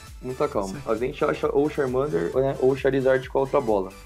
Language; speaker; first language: Portuguese; native; Portuguese